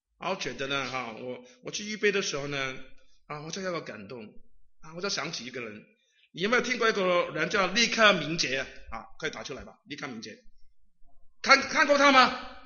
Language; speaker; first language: Chinese; non-native, local second language; Cantonese